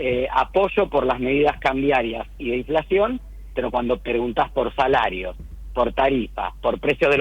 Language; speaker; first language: Spanish; native; Spanish